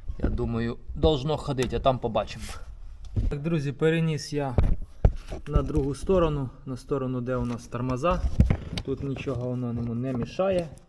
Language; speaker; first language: Ukrainian; native; Ukrainian